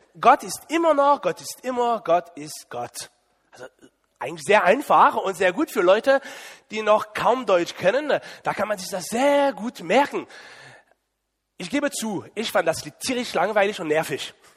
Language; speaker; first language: German; non-native, fluent; French